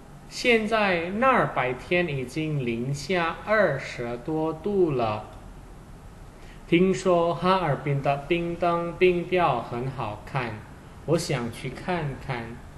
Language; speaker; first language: Chinese; non-native, fluent; Indonesian